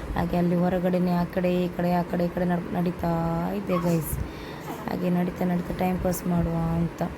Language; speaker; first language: Kannada; non-native, local second language; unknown